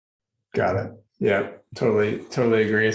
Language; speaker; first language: English; native; English